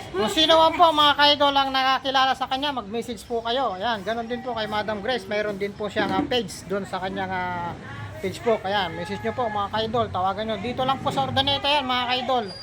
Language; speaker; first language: Filipino; non-native, local second language; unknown